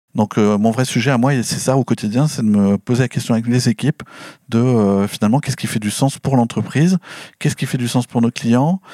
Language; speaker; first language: French; native; French